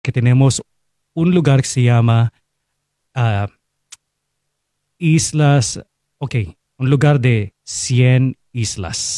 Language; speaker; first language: Spanish; non-native, fluent; Filipino